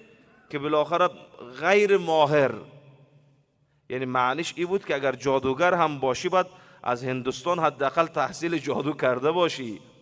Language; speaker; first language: Persian; native; Persian